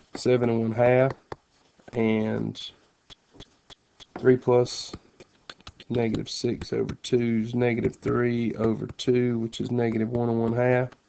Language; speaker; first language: English; native; English